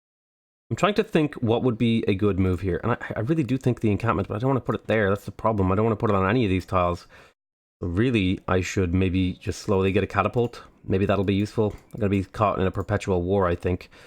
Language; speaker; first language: English; native; English